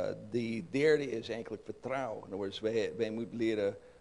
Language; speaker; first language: Dutch; non-native, learner; English